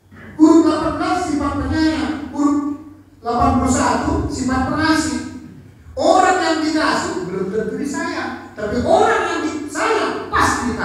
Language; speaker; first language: Indonesian; native; Indonesian